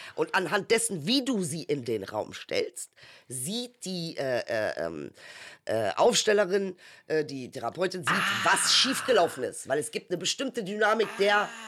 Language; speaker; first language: German; early bilingual, other home language; Turkish